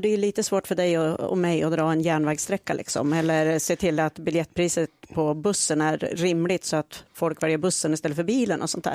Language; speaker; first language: Swedish; native; Swedish